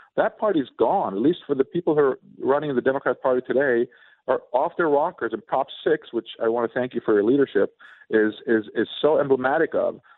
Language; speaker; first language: English; non-native, fluent; Swedish